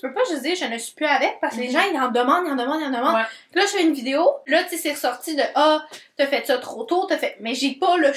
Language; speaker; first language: French; native; French